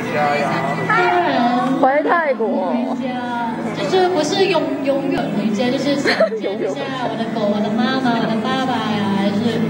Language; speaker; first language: Chinese; non-native, fluent; Thai